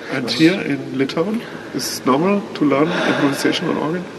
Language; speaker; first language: English; non-native, fluent; German